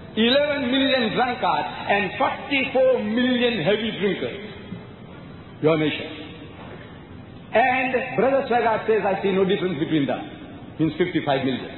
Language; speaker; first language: English; early bilingual, other home language; Gujarati